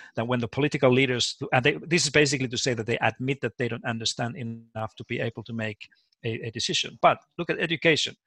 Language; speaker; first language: English; non-native, fluent; Finnish